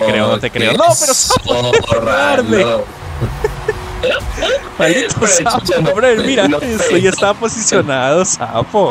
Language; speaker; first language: Spanish; native; Spanish